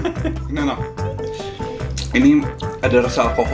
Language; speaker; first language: Indonesian; native; Indonesian